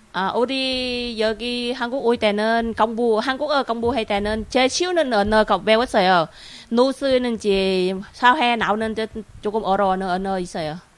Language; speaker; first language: Korean; non-native, learner; Vietnamese